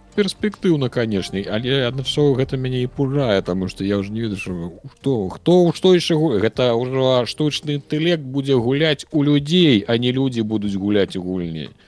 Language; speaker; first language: Belarusian; non-native, local second language; Russian